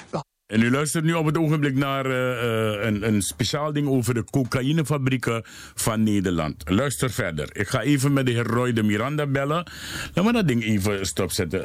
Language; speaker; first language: Dutch; native; Dutch